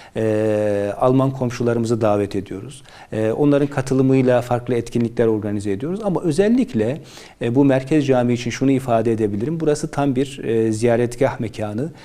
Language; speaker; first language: Turkish; native; Turkish